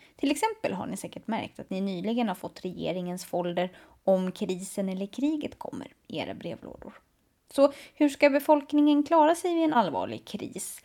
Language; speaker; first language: Swedish; native; Swedish